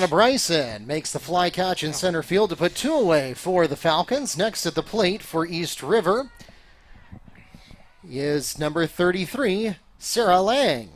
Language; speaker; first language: English; native; English